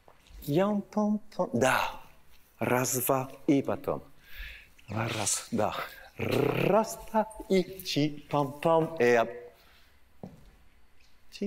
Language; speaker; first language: Russian; non-native, learner; French